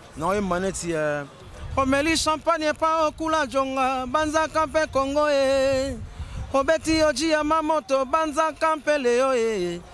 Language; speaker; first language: Lingala; native; Lingala